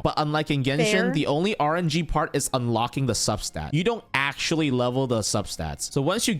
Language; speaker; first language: English; native; English